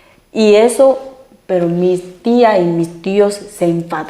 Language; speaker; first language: Spanish; non-native, fluent; Chinese